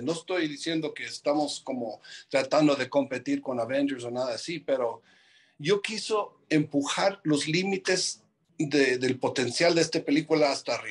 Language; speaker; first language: Spanish; non-native, fluent; English